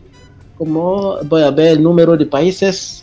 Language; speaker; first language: Spanish; non-native, fluent; French